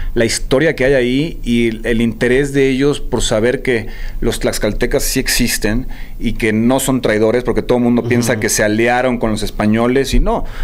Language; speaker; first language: Spanish; native; Spanish